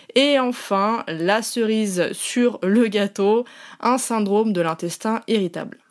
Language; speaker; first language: French; native; French